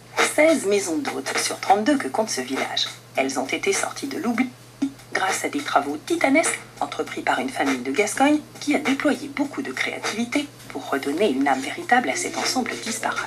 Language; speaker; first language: French; native; French